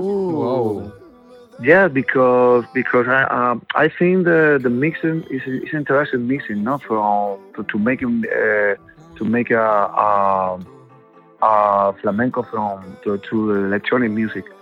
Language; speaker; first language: English; non-native, learner; Spanish